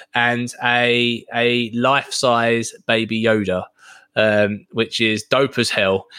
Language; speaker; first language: English; native; English